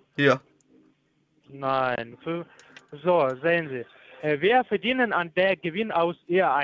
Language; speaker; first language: German; non-native, learner; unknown